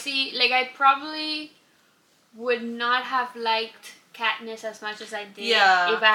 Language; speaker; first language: English; non-native, fluent; Spanish